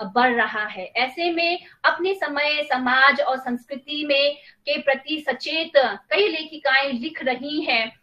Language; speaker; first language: Hindi; non-native, local second language; Nepali